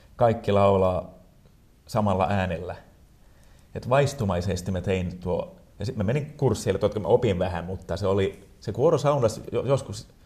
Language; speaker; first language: Finnish; non-native, local second language; Swedish